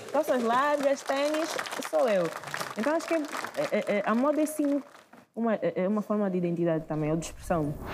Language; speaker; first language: Portuguese; native; Portuguese